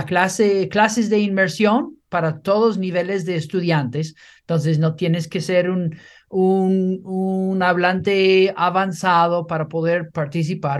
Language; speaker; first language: Spanish; non-native, fluent; English